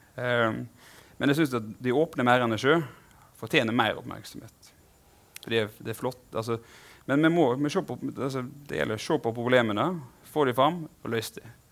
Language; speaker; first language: Norwegian; native; Norwegian